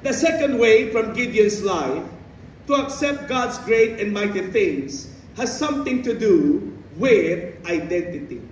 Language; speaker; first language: English; non-native, local second language; Filipino